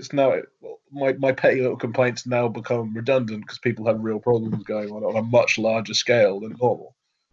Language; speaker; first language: English; native; English